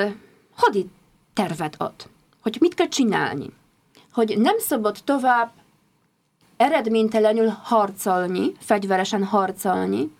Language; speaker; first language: Hungarian; non-native, fluent; Polish